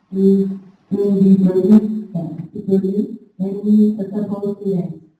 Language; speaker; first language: English; non-native, learner; Indonesian